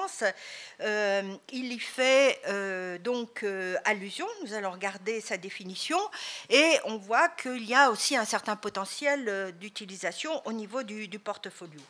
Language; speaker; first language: French; native; French